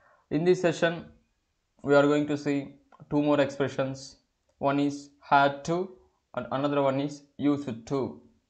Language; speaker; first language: English; non-native, local second language; Telugu